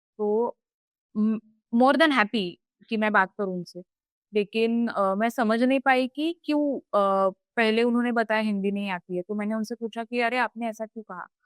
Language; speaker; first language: Hindi; non-native, local second language; Marathi